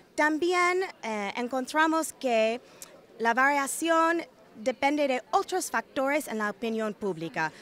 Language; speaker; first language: Spanish; non-native, fluent; English